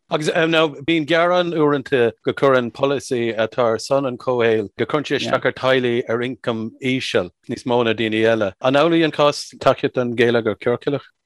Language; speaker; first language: Irish; non-native, local second language; English